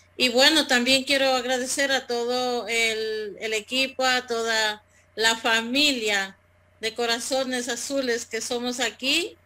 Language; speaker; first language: Spanish; native; Spanish